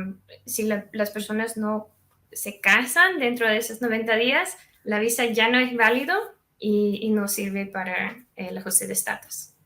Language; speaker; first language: Spanish; non-native, fluent; English